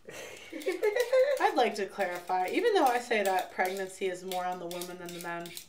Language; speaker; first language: English; native; English